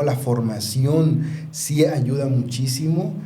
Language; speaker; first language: Spanish; native; Spanish